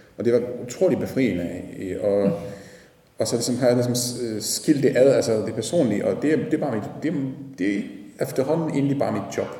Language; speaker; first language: Danish; non-native, fluent; Polish